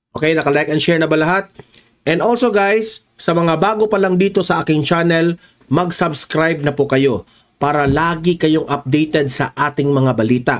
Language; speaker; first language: Filipino; non-native, local second language; Cebuano